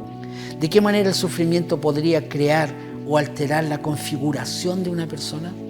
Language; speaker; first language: Spanish; native; Spanish